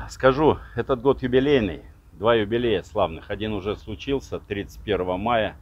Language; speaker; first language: Russian; native; Russian